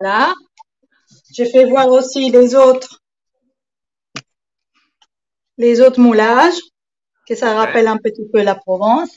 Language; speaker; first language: French; non-native, fluent; Italian